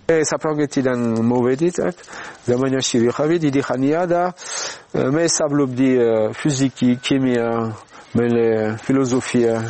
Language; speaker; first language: Georgian; non-native, learner; French